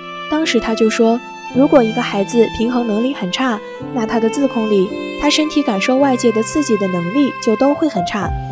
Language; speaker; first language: Chinese; native; Chinese